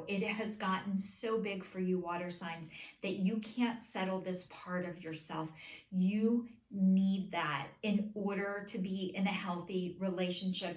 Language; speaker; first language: English; native; English